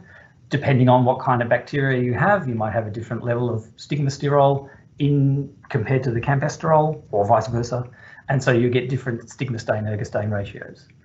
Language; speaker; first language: English; native; English